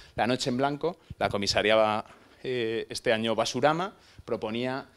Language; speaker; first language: Spanish; native; Spanish